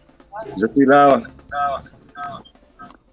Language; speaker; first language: French; non-native, local second language; Wolof